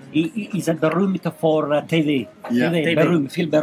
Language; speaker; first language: Dutch; non-native, learner; Italian